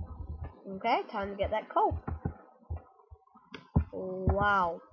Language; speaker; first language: English; native; English